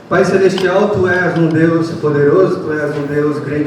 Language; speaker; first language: Portuguese; native; Portuguese